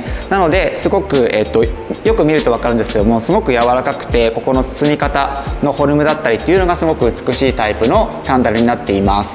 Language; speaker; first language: Japanese; native; Japanese